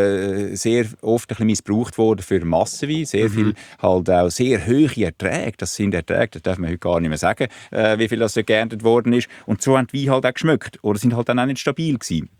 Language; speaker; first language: German; native; German